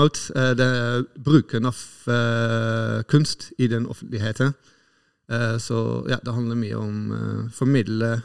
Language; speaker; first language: Norwegian; non-native, fluent; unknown